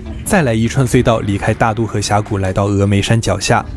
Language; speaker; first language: Chinese; native; Chinese